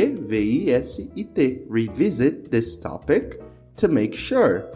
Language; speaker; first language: English; non-native, fluent; Portuguese